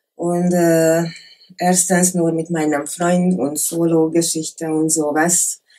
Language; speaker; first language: German; non-native, learner; Hungarian